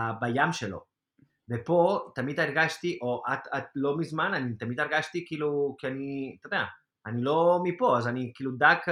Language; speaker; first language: Hebrew; non-native, fluent; Spanish